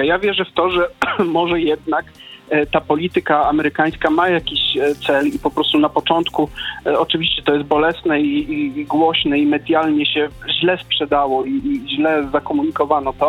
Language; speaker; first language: Polish; native; Polish